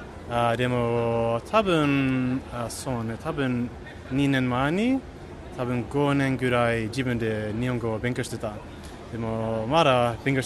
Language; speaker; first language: Japanese; non-native, learner; Norwegian